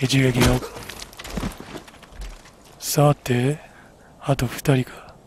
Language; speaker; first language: Japanese; native; Japanese